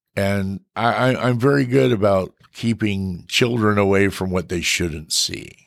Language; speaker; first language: English; native; English